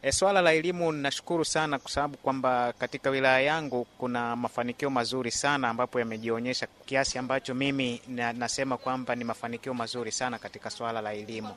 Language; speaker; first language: Swahili; non-native, local second language; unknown